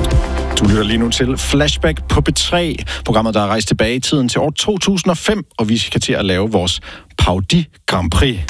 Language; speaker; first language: Danish; native; Danish